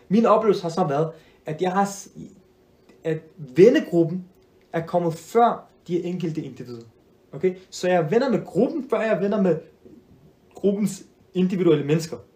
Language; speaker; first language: Danish; early bilingual, other home language; Arabic